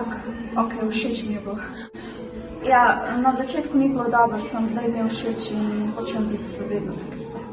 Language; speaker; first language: Slovenian; early bilingual, other home language; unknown